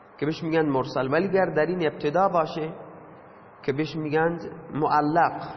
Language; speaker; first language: Persian; non-native, local second language; Baluchi